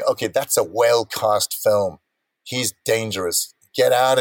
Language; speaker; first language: English; native; English